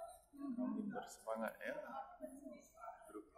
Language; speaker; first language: Indonesian; non-native, learner; Dutch